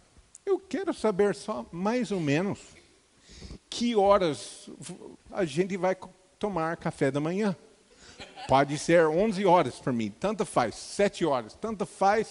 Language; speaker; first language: Portuguese; non-native, fluent; English